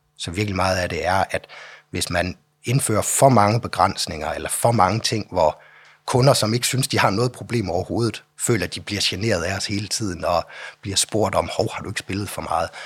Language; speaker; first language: Danish; native; Danish